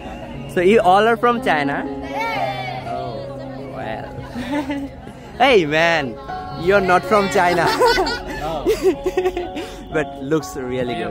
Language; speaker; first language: English; non-native, fluent; Bangla